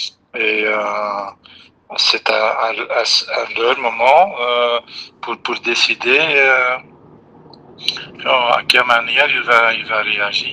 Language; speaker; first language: French; non-native, local second language; Dutch